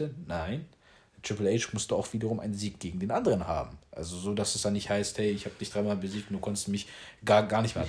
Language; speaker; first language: German; native; German